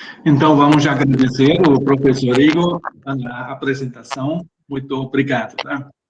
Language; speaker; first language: Portuguese; non-native, fluent; German